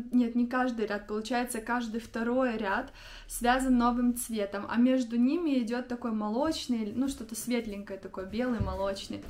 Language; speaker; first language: Russian; native; Russian